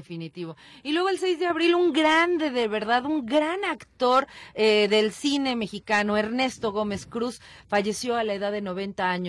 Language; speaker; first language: Spanish; native; Spanish